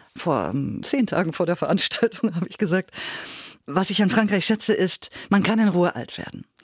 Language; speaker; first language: German; native; German